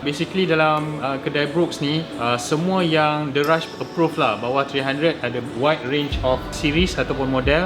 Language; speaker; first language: Malay; native; Malay